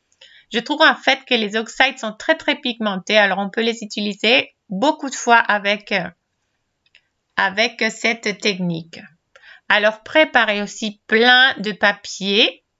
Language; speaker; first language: French; non-native, fluent; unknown